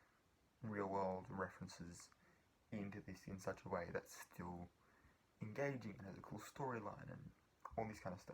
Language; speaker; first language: English; native; English